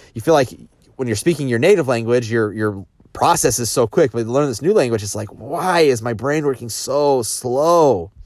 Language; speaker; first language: English; native; English